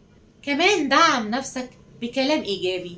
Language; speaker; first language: Arabic; native; Arabic